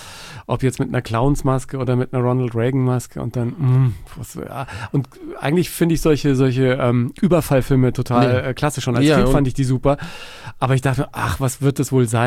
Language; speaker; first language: German; native; German